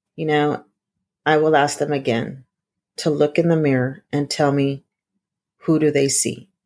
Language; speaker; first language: English; early bilingual, other home language; Spanish